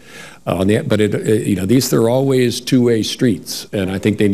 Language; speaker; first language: English; native; English